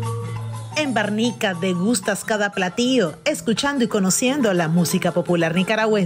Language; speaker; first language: Spanish; native; Spanish